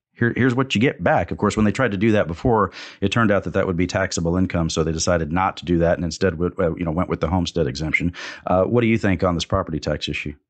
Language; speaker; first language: English; native; English